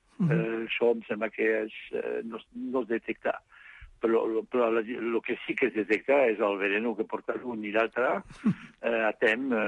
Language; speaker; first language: Catalan; non-native, fluent; French